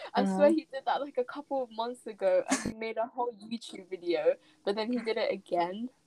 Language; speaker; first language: English; native; English